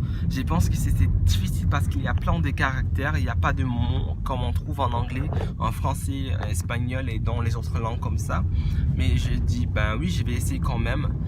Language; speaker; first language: French; non-native, fluent; English